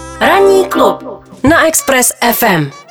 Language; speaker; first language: Czech; native; Czech